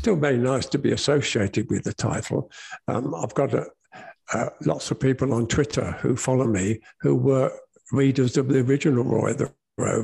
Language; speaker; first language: English; native; English